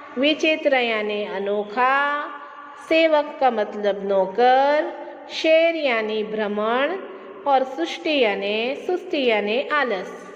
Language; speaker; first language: Hindi; non-native, local second language; Gujarati